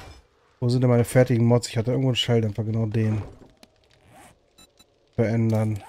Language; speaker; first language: German; native; German